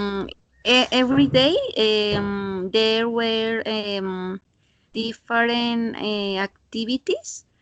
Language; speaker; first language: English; non-native, learner; Spanish